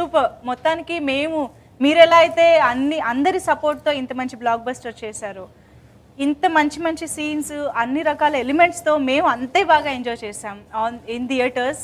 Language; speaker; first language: Telugu; native; Telugu